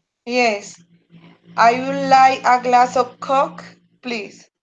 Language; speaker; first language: English; non-native, learner; Spanish